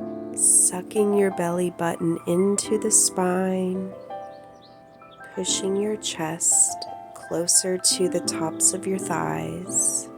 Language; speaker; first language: English; native; English